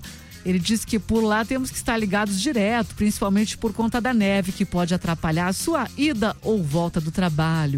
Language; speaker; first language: Portuguese; native; Portuguese